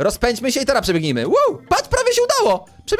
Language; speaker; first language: Polish; native; Polish